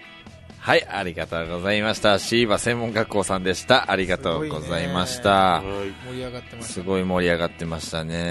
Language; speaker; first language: Japanese; native; Japanese